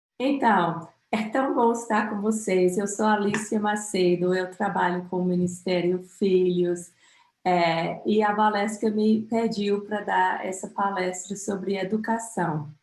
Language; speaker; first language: Portuguese; non-native, fluent; English